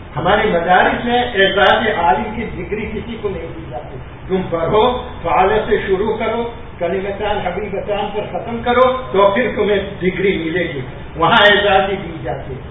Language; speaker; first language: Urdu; non-native, fluent; Gujarati